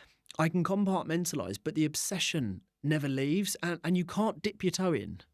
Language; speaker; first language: English; native; English